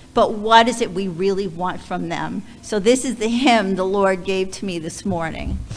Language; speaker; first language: English; native; English